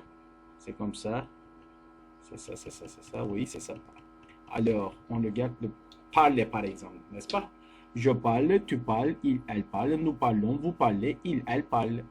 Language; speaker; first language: French; non-native, fluent; Turkish